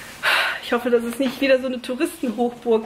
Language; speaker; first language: German; native; German